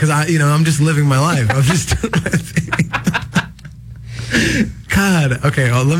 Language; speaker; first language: English; native; English